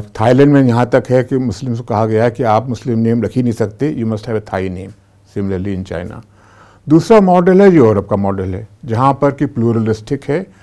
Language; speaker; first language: Hindi; native; Hindi